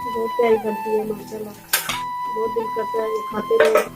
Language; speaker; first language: Hindi; non-native, local second language; Punjabi